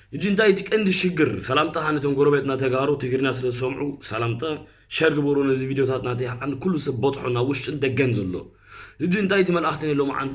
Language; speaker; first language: Tigrinya; early bilingual, heritage; Tigrinya